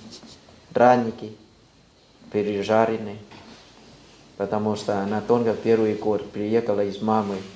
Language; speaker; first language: Russian; non-native, fluent; Thai